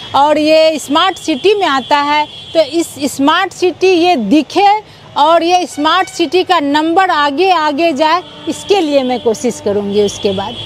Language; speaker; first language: Hindi; native; Hindi